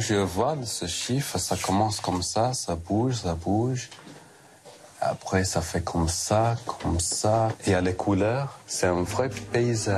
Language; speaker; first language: French; non-native, fluent; English